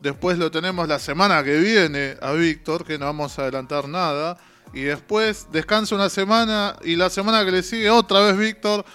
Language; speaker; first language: Spanish; native; Spanish